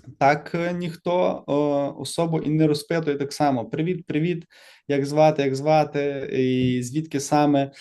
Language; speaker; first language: Ukrainian; native; Ukrainian